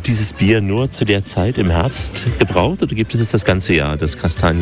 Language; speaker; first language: German; native; German